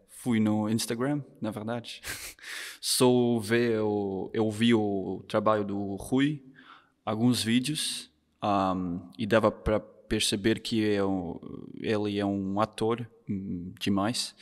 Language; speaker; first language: Portuguese; non-native, fluent; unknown